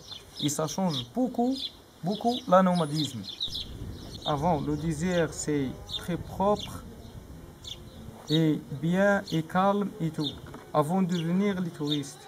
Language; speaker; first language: French; non-native, learner; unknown